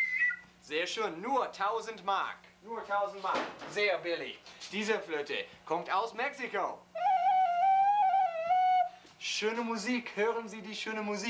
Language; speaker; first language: German; non-native, learner; English